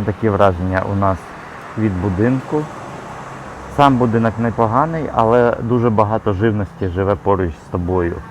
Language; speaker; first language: Ukrainian; native; Ukrainian